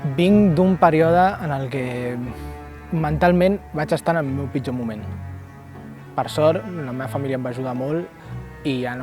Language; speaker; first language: Catalan; native; Catalan